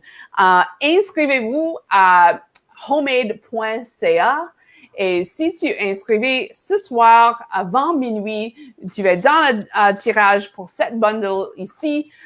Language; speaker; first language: French; non-native, learner; English